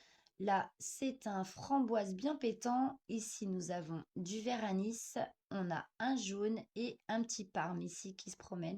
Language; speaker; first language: French; native; French